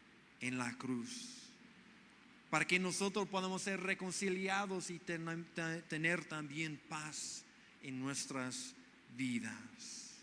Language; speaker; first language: Spanish; non-native, fluent; English